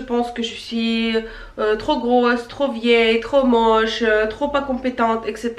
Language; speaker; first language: French; non-native, fluent; Russian